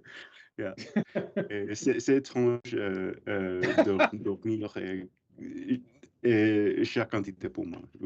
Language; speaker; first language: French; non-native, learner; English